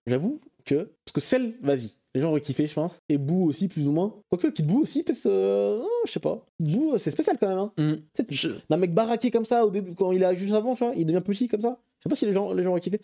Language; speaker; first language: French; native; French